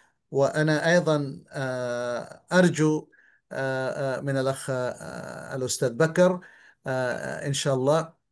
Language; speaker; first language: Arabic; non-native, fluent; Bangla